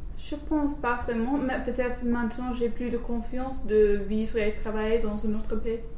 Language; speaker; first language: French; non-native, learner; English